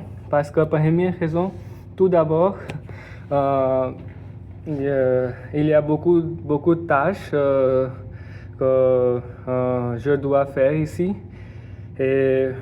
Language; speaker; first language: French; non-native, learner; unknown